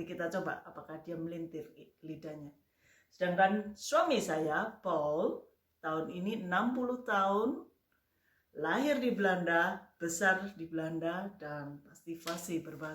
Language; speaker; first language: Indonesian; native; Indonesian